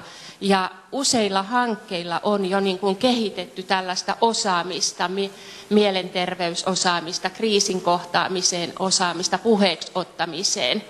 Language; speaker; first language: Finnish; native; Finnish